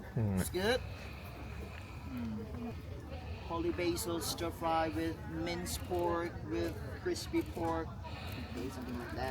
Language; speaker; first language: English; non-native, learner; Thai